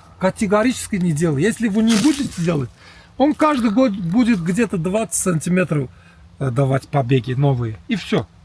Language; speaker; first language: Russian; non-native, local second language; Azerbaijani